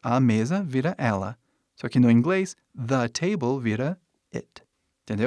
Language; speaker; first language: Portuguese; non-native, fluent; English